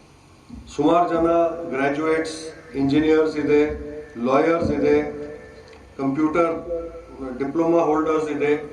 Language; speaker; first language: Kannada; non-native, fluent; Hindi